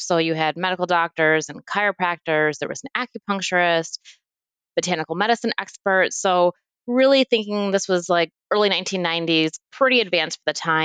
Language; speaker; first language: English; native; English